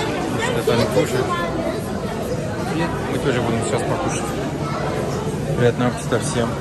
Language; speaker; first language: Russian; non-native, learner; Turkish